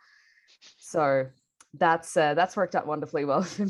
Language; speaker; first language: English; non-native, local second language; Bangla